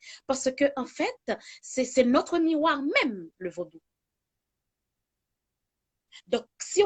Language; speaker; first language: French; non-native, local second language; Haitian Creole